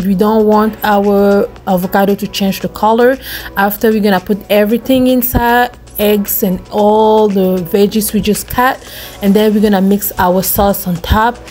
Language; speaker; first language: English; non-native, fluent; Lingala